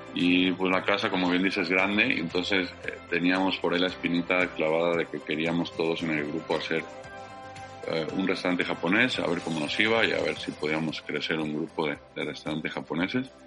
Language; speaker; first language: Spanish; native; Spanish